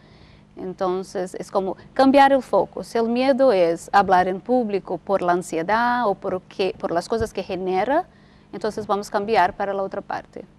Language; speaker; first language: Spanish; non-native, fluent; Portuguese